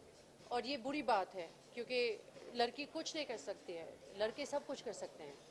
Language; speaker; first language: Hindi; early bilingual, heritage; English